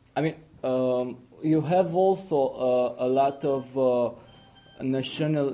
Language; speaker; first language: English; non-native, fluent; Romanian